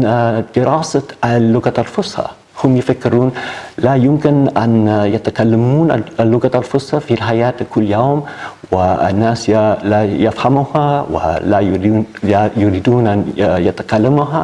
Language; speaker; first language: Arabic; non-native, learner; English